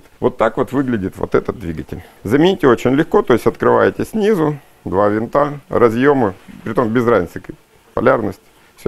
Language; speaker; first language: Russian; native; Russian